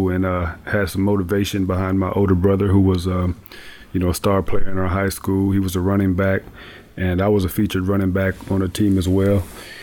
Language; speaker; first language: English; native; English